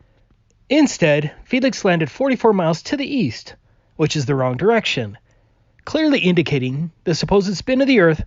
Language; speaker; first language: English; native; English